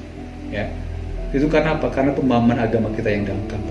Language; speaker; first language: Indonesian; native; Indonesian